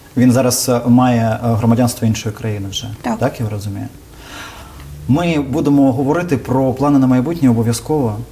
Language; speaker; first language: Ukrainian; native; Ukrainian